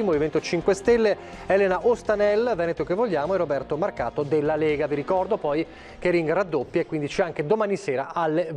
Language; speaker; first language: Italian; native; Italian